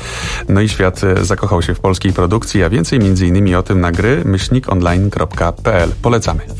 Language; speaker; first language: Polish; native; Polish